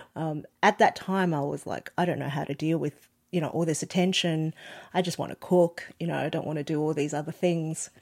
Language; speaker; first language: English; non-native, local second language; Cantonese